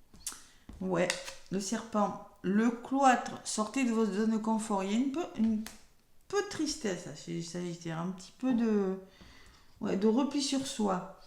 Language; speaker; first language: French; native; French